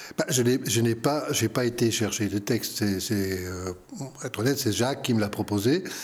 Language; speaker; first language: French; non-native, local second language; Dutch